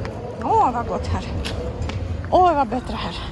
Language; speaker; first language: Swedish; non-native, learner; Russian